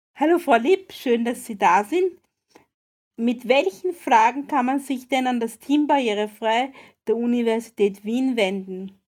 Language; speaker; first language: German; native; German